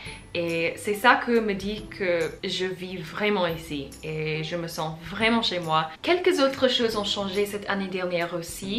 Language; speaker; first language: French; non-native, fluent; English